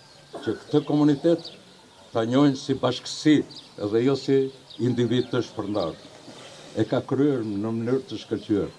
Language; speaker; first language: Albanian; native; Albanian